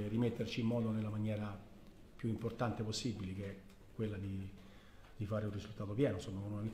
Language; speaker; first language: Italian; native; Italian